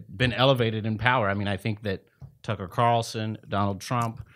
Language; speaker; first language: English; native; English